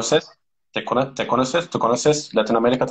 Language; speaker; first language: Spanish; non-native, learner; Turkish